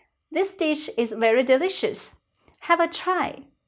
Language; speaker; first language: English; non-native, fluent; Chinese